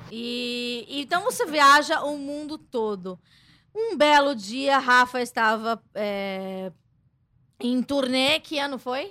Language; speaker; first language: Portuguese; native; Portuguese